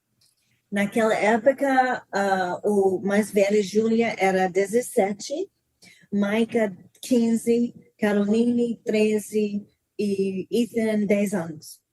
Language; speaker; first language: Portuguese; non-native, learner; English